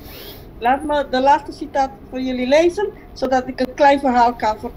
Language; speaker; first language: Dutch; non-native, local second language; Papiamento